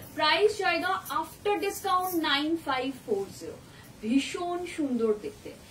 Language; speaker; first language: Hindi; non-native, local second language; Bangla